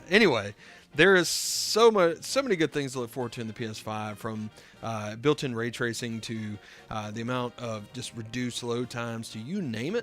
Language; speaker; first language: English; native; English